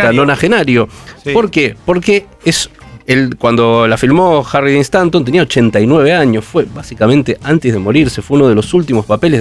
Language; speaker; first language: Spanish; native; Spanish